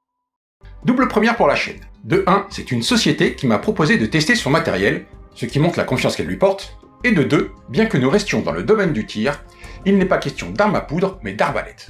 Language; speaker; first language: French; native; French